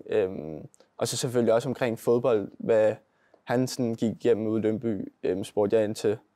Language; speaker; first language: Danish; native; Danish